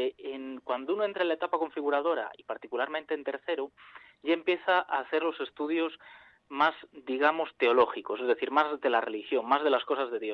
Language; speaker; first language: Spanish; native; Spanish